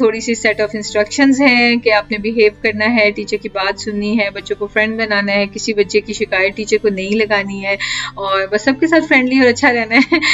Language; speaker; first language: Urdu; native; Urdu